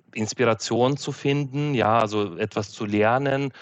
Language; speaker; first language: German; non-native, fluent; Ukrainian